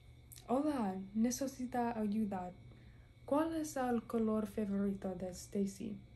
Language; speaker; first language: Spanish; non-native, learner; English